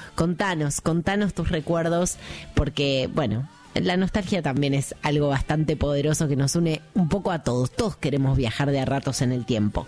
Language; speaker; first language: Spanish; native; Spanish